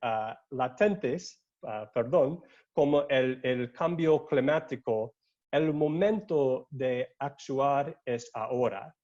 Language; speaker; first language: Spanish; non-native, learner; English